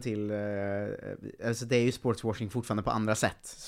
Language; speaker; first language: Swedish; native; Swedish